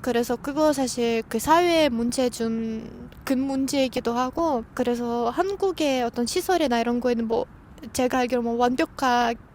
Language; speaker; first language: Korean; non-native, fluent; Russian